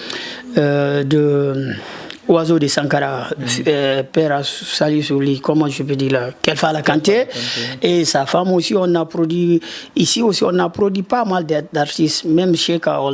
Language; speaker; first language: French; non-native, local second language; Susu